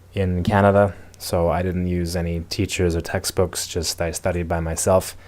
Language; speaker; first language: English; native; English